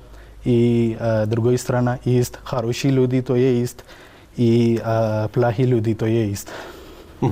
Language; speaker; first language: Russian; non-native, learner; Urdu